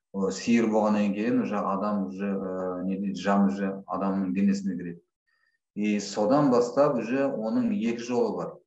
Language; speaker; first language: Kazakh; non-native, local second language; Russian